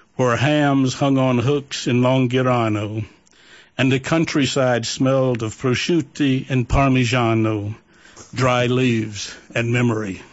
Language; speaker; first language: English; native; English